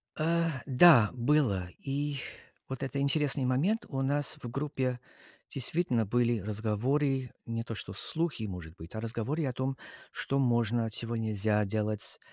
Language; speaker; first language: Russian; non-native, fluent; English